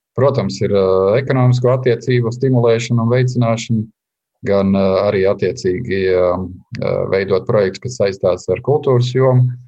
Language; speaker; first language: Latvian; native; Latvian